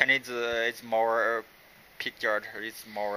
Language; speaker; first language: English; non-native, learner; Chinese